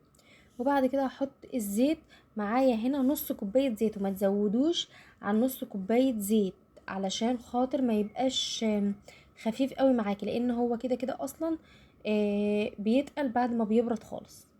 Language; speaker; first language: Arabic; native; Arabic